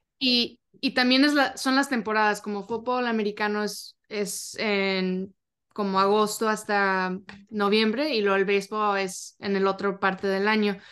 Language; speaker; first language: Spanish; early bilingual, heritage; Spanish